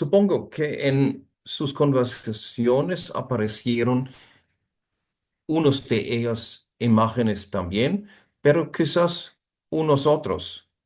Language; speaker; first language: Spanish; non-native, fluent; German